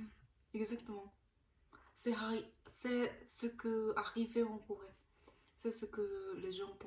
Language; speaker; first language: French; non-native, learner; Korean